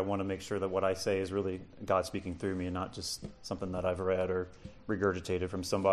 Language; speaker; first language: English; native; English